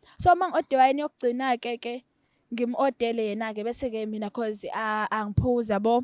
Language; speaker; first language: Zulu; native; Zulu